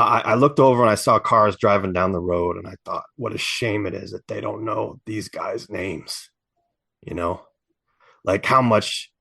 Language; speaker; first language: English; native; English